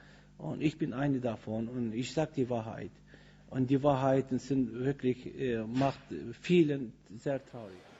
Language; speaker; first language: German; non-native, fluent; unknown